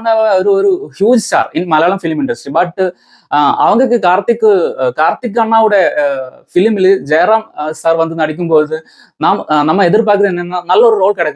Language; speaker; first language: Tamil; non-native, learner; Malayalam